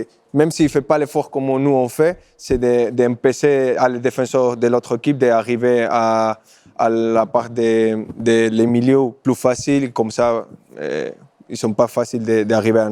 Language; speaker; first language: French; non-native, fluent; Spanish